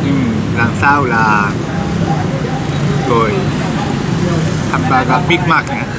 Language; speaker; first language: Vietnamese; non-native, learner; Japanese